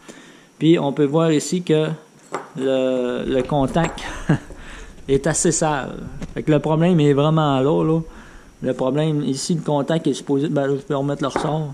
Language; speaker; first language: French; native; French